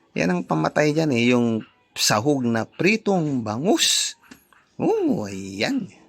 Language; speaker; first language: Filipino; non-native, local second language; Iloko